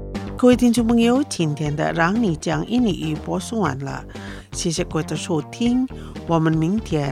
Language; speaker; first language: Chinese; non-native, fluent; Indonesian